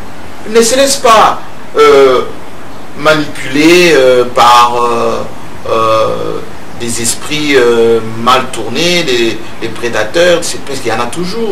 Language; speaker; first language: French; non-native, local second language; Luba-Lulua